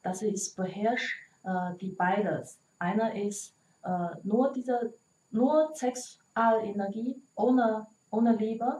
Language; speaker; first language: German; non-native, learner; Chinese